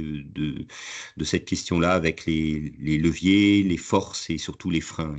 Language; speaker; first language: French; native; French